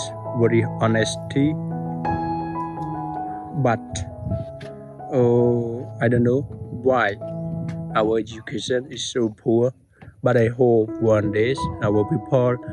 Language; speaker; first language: English; non-native, learner; Khmer